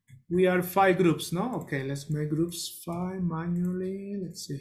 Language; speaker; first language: English; non-native, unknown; Spanish